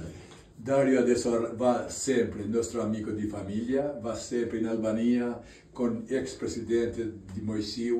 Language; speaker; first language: Italian; non-native, learner; Albanian